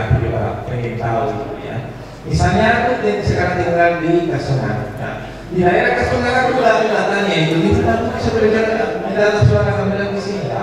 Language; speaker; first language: Indonesian; non-native, fluent; Spanish